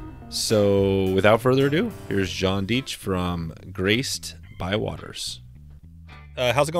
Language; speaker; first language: English; native; English